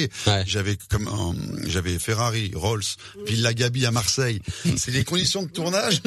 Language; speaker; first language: French; native; French